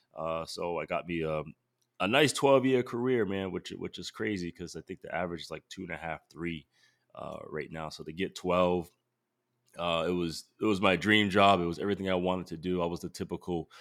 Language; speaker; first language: English; native; English